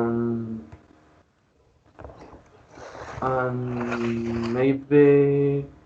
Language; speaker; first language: English; non-native, learner; Spanish